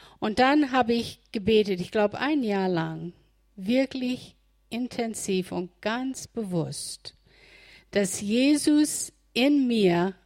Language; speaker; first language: German; non-native, fluent; English